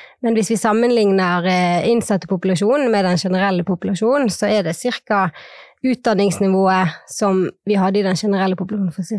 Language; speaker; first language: Norwegian; native; Norwegian